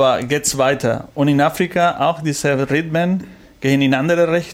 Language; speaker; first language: German; non-native, learner; Spanish